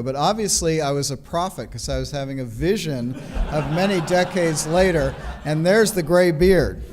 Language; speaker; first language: English; native; English